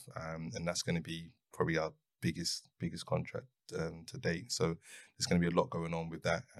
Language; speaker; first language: English; native; English